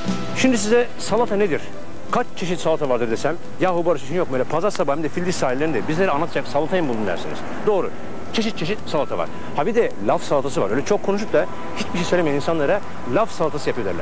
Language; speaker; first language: Turkish; native; Turkish